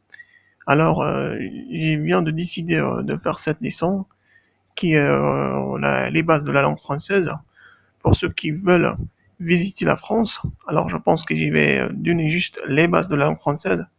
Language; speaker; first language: French; non-native, fluent; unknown